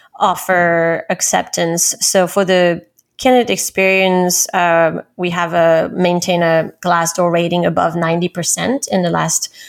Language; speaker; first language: English; non-native, fluent; French